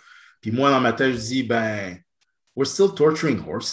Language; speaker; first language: French; native; French